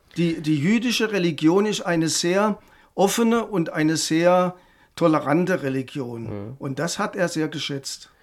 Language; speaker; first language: German; native; German